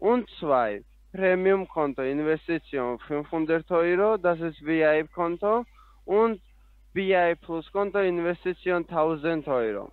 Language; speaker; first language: German; non-native, learner; Italian